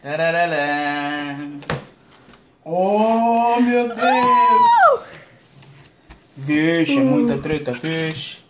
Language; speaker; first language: Portuguese; native; Portuguese